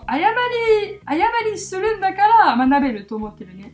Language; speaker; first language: Japanese; non-native, fluent; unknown